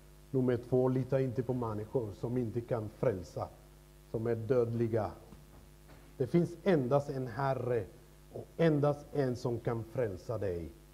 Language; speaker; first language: Swedish; non-native, fluent; Spanish